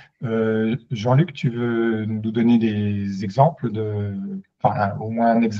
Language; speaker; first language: French; native; French